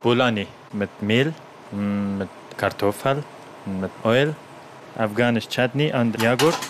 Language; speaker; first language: German; non-native, learner; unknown